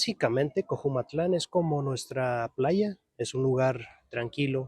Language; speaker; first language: Spanish; native; Spanish